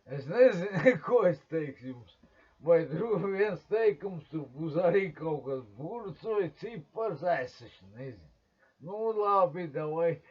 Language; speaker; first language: Latvian; non-native, local second language; Russian